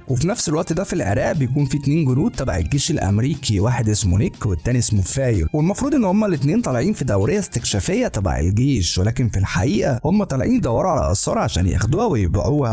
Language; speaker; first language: Arabic; native; Arabic